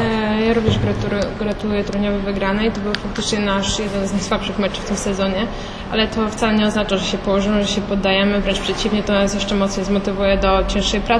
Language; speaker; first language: Polish; native; Polish